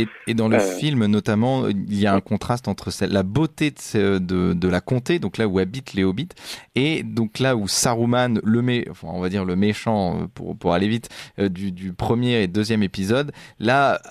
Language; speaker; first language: French; native; French